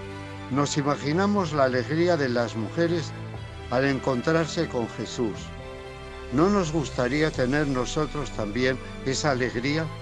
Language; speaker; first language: Spanish; native; Spanish